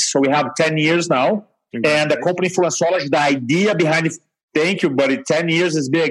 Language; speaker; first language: English; non-native, fluent; Portuguese